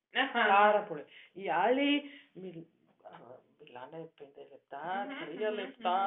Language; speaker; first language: Greek; non-native, learner; German